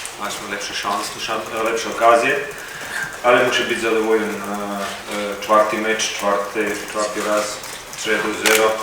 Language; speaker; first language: Polish; non-native, learner; Croatian